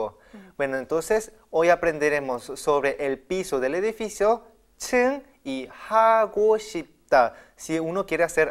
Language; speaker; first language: Spanish; non-native, fluent; Korean